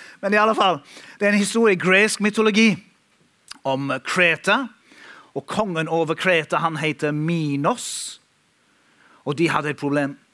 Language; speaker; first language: Norwegian; non-native, fluent; English